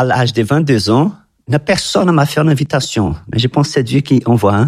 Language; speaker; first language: French; non-native, fluent; Portuguese